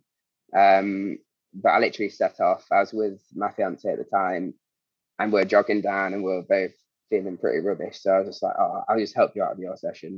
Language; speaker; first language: English; native; English